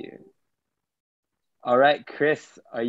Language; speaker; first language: English; native; English